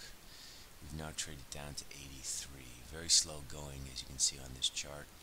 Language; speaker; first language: English; native; English